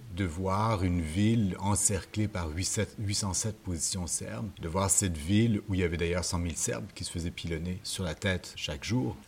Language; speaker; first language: French; native; French